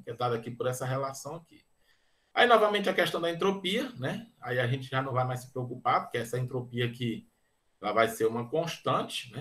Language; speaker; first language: Portuguese; native; Portuguese